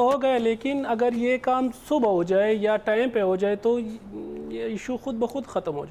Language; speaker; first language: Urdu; non-native, fluent; Pashto